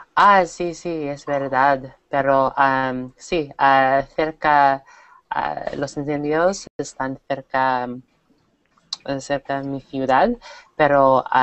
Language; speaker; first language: Spanish; non-native, learner; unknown